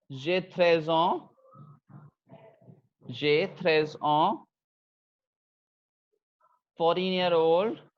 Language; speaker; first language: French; non-native, fluent; Hindi